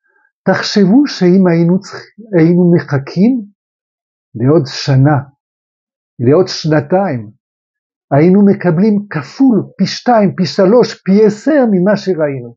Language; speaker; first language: Hebrew; non-native, fluent; French